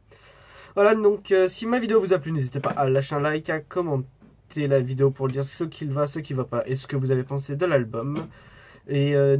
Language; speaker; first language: French; native; French